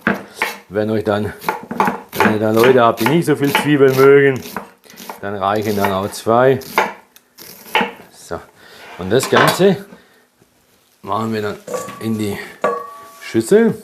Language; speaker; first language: German; early bilingual, other home language; Polish